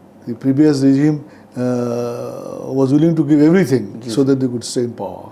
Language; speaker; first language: English; non-native, local second language; Bangla